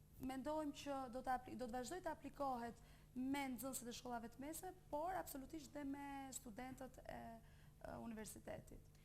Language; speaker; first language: Albanian; native; Albanian